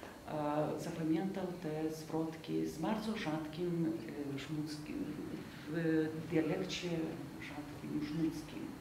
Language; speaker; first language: Polish; non-native, fluent; Lithuanian